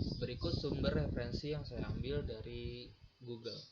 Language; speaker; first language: Indonesian; native; Indonesian